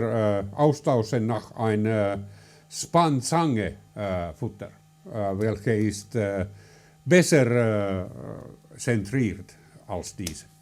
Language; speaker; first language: German; non-native, learner; Finnish